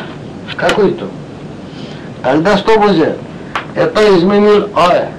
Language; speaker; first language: Russian; non-native, learner; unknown